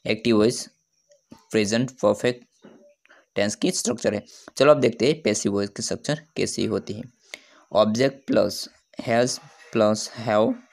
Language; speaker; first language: Hindi; non-native, local second language; Gujarati